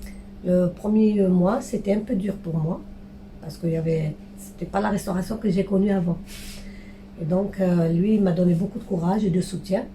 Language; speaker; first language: French; non-native, local second language; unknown